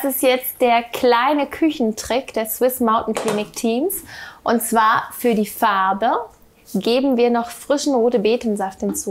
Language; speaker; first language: German; native; German